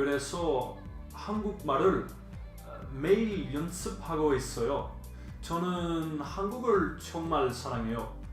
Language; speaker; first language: Korean; non-native, learner; Dutch